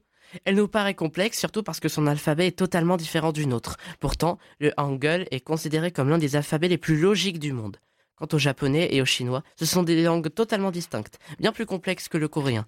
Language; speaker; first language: French; native; French